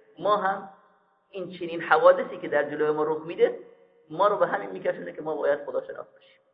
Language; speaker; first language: Persian; native; Persian